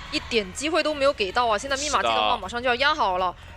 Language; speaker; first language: Chinese; native; Chinese